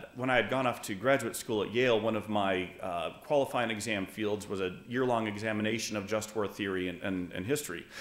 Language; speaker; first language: English; native; English